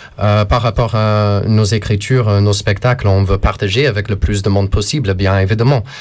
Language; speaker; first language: French; non-native, fluent; English